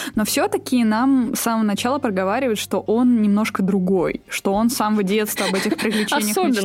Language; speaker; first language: Russian; native; Russian